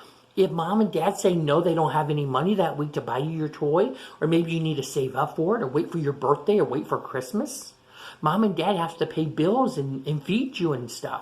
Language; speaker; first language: English; native; English